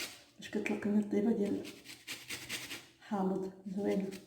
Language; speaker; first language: Arabic; native; Arabic